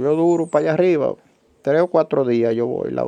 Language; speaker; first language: Spanish; native; Spanish